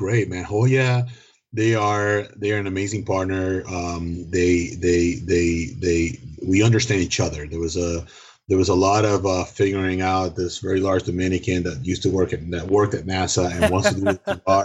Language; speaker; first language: English; non-native, fluent; Spanish